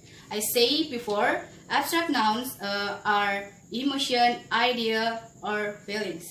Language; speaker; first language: English; non-native, learner; Indonesian